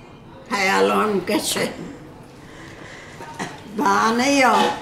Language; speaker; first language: Hebrew; non-native, learner; Arabic